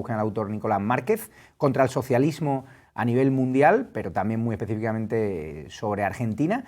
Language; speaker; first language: Spanish; native; Spanish